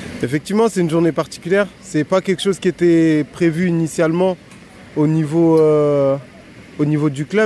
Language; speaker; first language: French; native; French